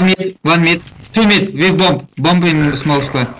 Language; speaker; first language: English; non-native, learner; Russian